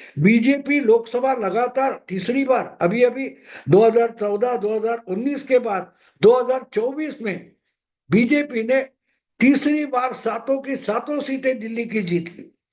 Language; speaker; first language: Hindi; non-native, local second language; Marathi